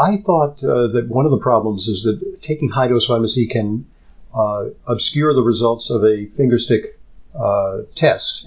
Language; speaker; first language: English; native; English